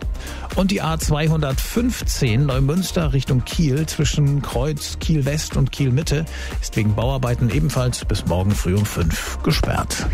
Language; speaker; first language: German; native; German